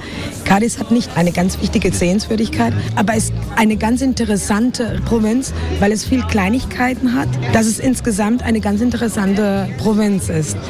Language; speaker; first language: German; non-native, fluent; Spanish